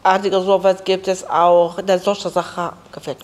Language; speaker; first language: German; non-native, learner; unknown